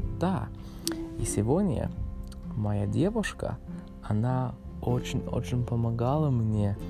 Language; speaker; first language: Russian; non-native, learner; English